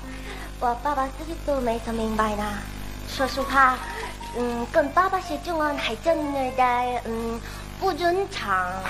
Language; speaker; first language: Chinese; non-native, fluent; Korean